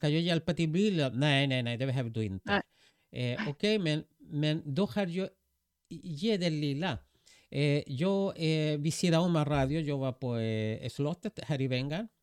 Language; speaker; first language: Swedish; non-native, fluent; Spanish